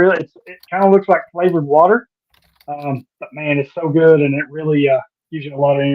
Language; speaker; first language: English; native; English